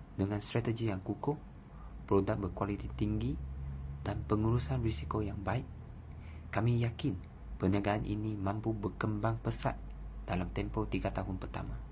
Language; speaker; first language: Malay; non-native, local second language; Chinese